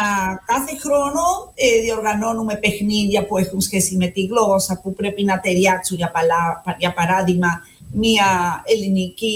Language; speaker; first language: Greek; non-native, fluent; Spanish